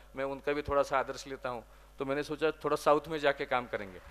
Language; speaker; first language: Hindi; non-native, local second language; Marathi